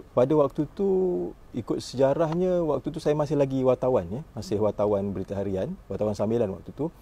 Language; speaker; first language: Malay; native; Malay